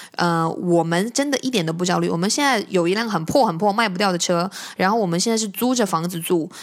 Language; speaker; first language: Chinese; native; Chinese